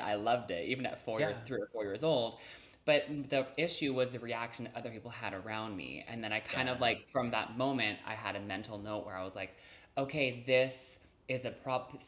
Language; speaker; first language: English; native; English